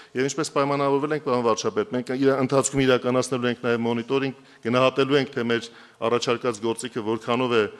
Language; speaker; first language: Armenian; native; Armenian